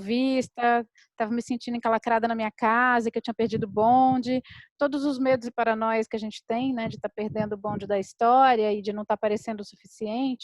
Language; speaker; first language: Portuguese; native; Portuguese